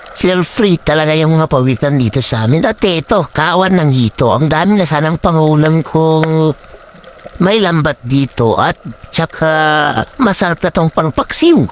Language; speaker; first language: Filipino; native; Filipino